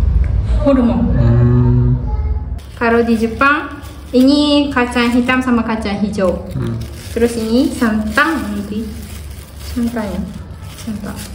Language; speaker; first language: Indonesian; non-native, learner; Japanese